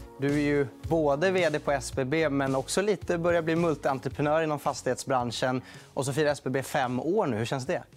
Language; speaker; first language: Swedish; native; Swedish